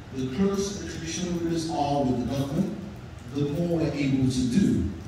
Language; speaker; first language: English; native; English